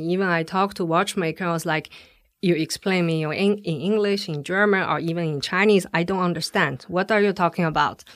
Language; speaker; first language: English; non-native, fluent; Chinese